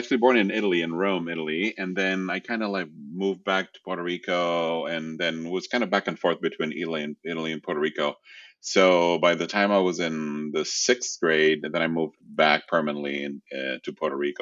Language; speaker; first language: English; non-native, fluent; Spanish